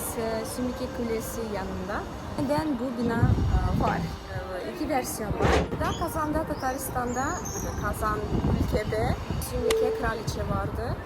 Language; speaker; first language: Turkish; non-native, fluent; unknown